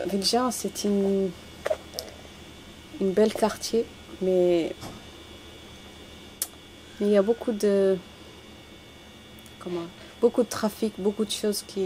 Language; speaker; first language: French; non-native, learner; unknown